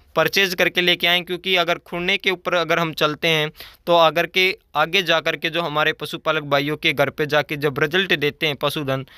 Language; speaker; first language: Hindi; native; Hindi